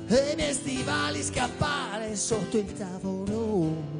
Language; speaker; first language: Italian; native; Italian